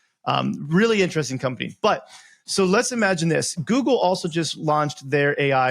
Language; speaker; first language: English; native; English